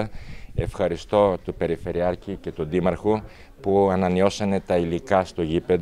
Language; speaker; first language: Greek; non-native, fluent; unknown